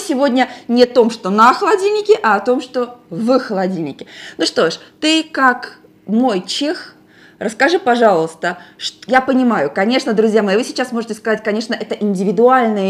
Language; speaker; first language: Russian; native; Russian